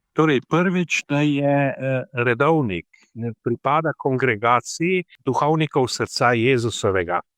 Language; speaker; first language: Slovenian; native; Slovenian